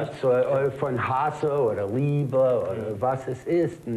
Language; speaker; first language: German; non-native, learner; English